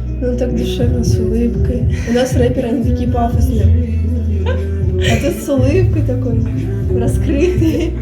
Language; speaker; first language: Russian; native; Russian